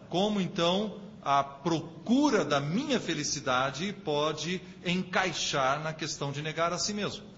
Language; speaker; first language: Portuguese; native; Portuguese